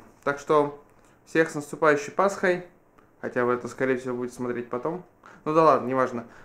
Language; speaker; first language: Russian; native; Russian